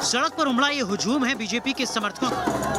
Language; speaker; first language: Hindi; native; Hindi